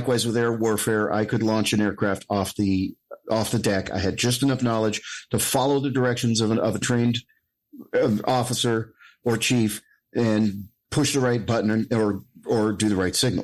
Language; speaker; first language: English; native; English